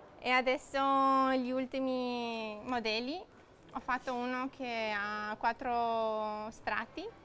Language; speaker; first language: Italian; non-native, fluent; Romanian